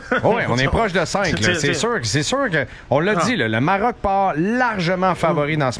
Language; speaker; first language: French; native; French